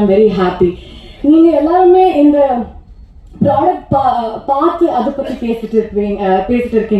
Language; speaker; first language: Tamil; non-native, learner; Kannada